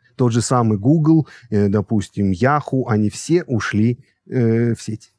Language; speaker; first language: Russian; native; Russian